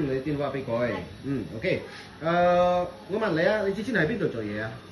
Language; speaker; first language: Chinese; native; Chinese